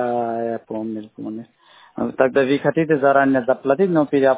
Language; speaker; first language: Russian; non-native, learner; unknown